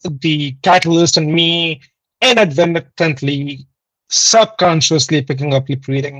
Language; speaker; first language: English; non-native, local second language; Hindi